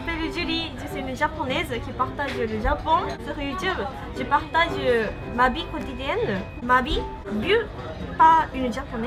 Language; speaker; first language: French; non-native, learner; Japanese